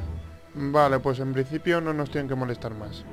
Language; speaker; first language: Spanish; native; Spanish